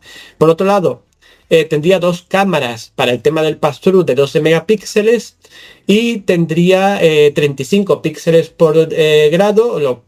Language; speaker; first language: Spanish; native; Spanish